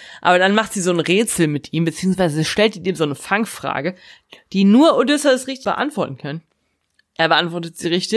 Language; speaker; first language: German; native; German